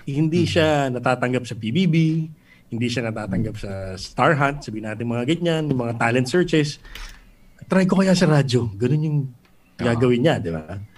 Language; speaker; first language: Filipino; native; Filipino